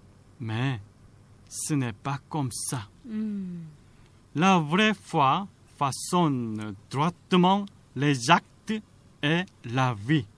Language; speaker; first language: French; non-native, fluent; Korean